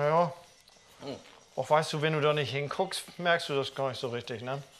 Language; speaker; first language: German; native; German